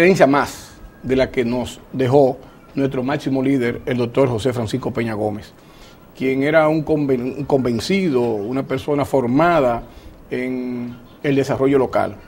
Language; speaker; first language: Spanish; native; Spanish